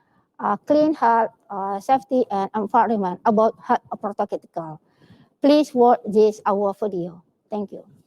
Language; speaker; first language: English; non-native, learner; Indonesian